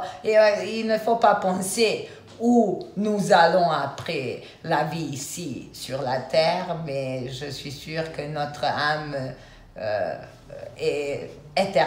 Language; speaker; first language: French; non-native, fluent; Serbian